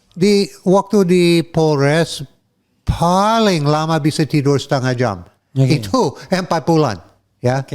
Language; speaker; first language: Indonesian; non-native, fluent; English